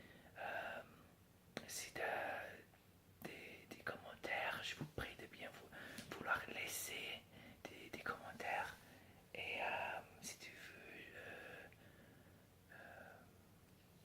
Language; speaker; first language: French; non-native, fluent; English